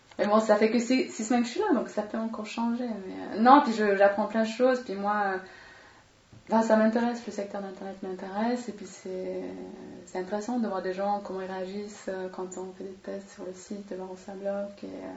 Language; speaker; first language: French; non-native, fluent; Swedish